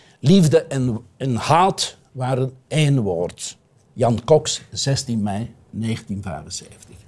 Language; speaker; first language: Dutch; native; Dutch